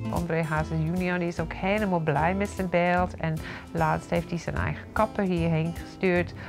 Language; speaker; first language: Dutch; non-native, fluent; English